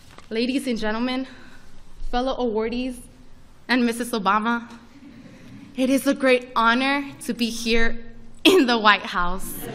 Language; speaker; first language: English; early bilingual, other home language; Spanish